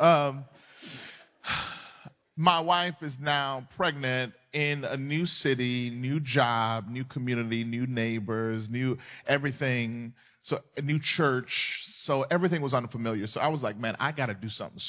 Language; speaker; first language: English; native; English